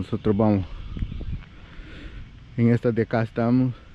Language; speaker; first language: Spanish; native; Spanish